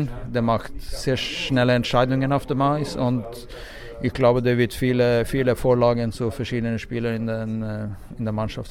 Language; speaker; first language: German; non-native, fluent; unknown